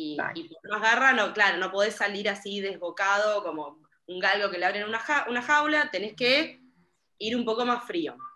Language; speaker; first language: Spanish; native; Spanish